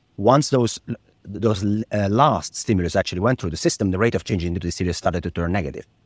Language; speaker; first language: English; non-native, fluent; Italian